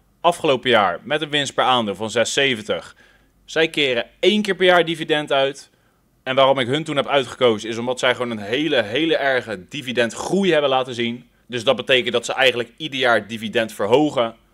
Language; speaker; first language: Dutch; native; Dutch